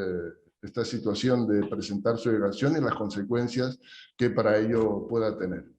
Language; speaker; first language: Spanish; native; Spanish